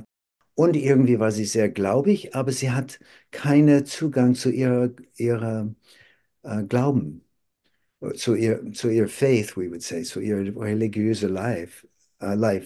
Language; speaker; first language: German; non-native, fluent; English